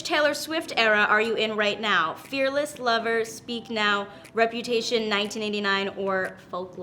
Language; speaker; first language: English; native; English